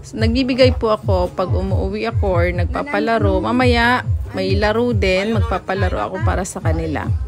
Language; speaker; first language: Filipino; native; Filipino